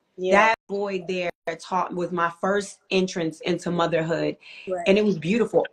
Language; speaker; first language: English; native; English